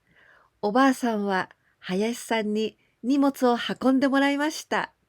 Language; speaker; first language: Japanese; non-native, fluent; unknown